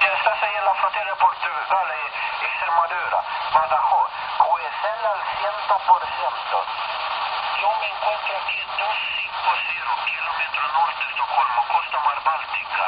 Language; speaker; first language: Spanish; non-native, learner; Swedish